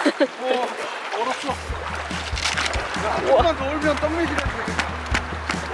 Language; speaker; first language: Korean; native; Korean